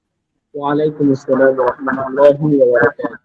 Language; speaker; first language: Arabic; non-native, learner; Bangla